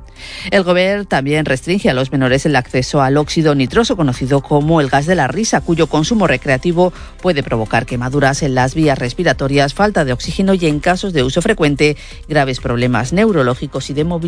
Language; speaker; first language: Spanish; native; Spanish